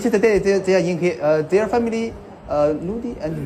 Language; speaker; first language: English; non-native, learner; Chinese